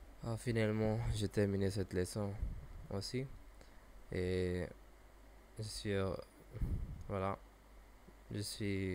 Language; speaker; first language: French; non-native, learner; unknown